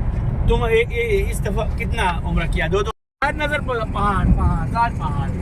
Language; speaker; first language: Hindi; non-native, learner; Baluchi